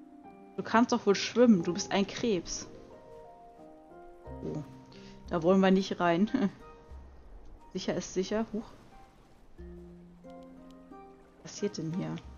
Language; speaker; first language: German; native; German